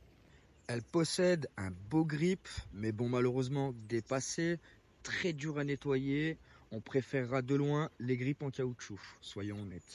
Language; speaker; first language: French; native; French